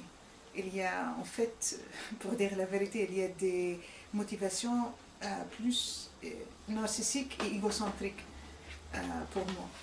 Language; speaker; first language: French; non-native, fluent; Arabic